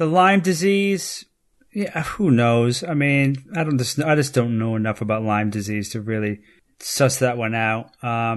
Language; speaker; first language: English; native; English